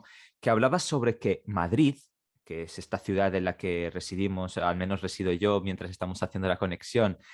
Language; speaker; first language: Spanish; native; Spanish